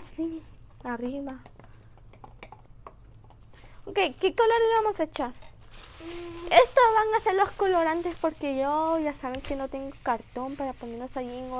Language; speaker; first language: Spanish; native; Spanish